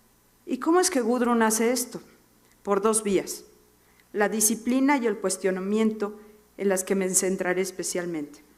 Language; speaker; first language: Spanish; native; Spanish